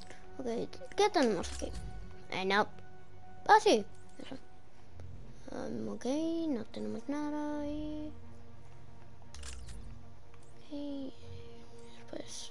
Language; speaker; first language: Spanish; early bilingual, heritage; English